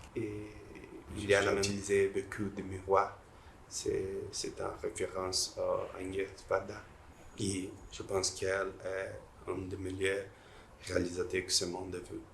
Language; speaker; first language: French; non-native, learner; Portuguese